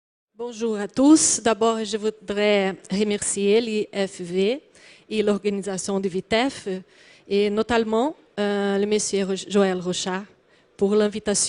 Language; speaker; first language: French; non-native, learner; Portuguese